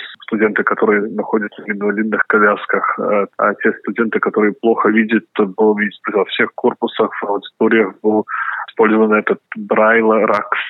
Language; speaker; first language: Russian; non-native, local second language; Latvian